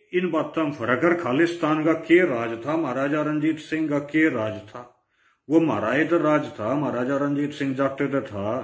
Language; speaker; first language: Hindi; native; Hindi